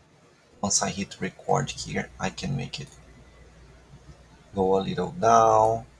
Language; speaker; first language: English; non-native, fluent; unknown